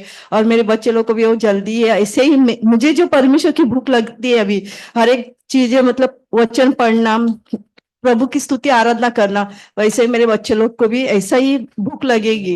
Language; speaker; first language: Hindi; native; Hindi